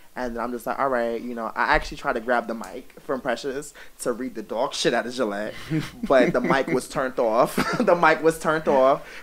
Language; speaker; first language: English; native; English